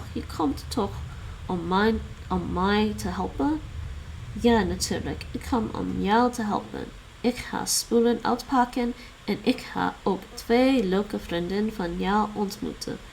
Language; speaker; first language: Dutch; non-native, learner; English